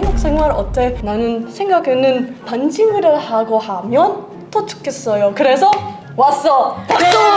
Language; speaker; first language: Korean; non-native, learner; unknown